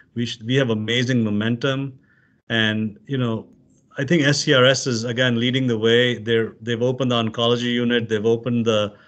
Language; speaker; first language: English; non-native, local second language; Urdu